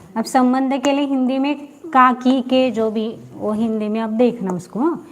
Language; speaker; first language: Hindi; non-native, local second language; Marathi